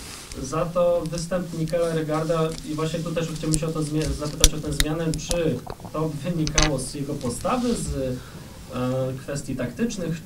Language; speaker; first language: Polish; native; Polish